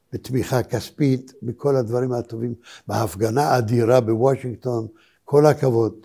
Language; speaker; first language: Hebrew; early bilingual, other home language; Polish